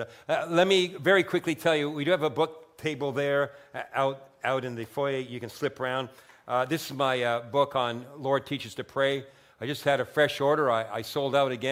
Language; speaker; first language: English; native; English